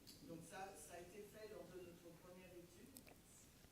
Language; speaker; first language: French; native; French